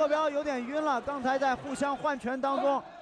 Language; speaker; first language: Chinese; native; Chinese